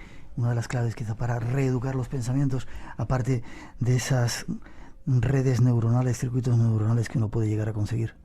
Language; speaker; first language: Spanish; native; Spanish